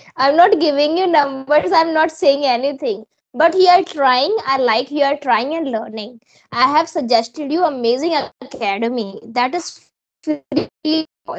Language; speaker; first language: English; non-native, local second language; Hindi